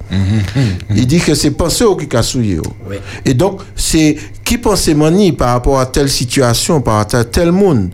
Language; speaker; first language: French; native; French